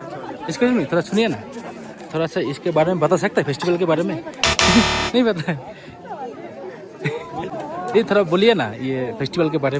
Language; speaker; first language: Hindi; non-native, local second language; Bangla